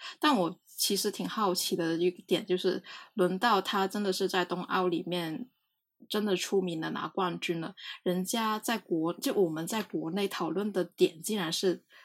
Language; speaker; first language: Chinese; non-native, local second language; Cantonese